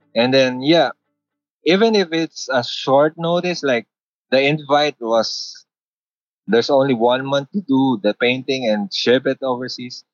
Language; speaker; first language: English; non-native, local second language; Filipino